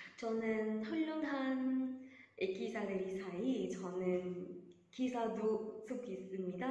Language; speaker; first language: Korean; non-native, learner; Arabic